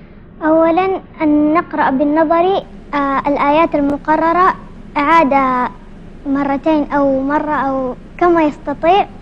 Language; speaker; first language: Arabic; non-native, learner; Indonesian